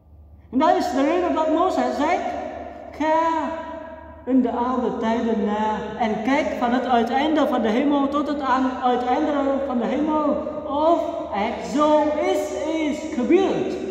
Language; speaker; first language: Dutch; non-native, fluent; Vietnamese